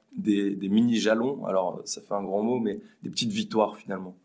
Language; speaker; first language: French; native; French